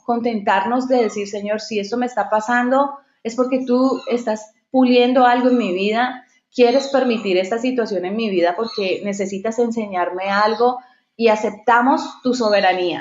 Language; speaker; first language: Spanish; native; Spanish